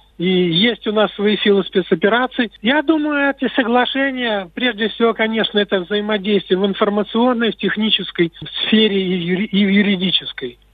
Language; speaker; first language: Russian; native; Russian